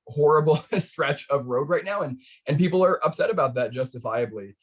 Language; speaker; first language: English; native; English